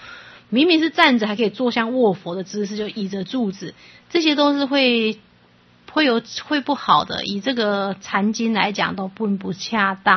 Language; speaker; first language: Chinese; native; Chinese